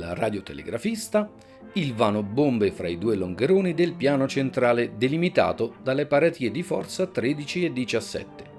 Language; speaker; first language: Italian; native; Italian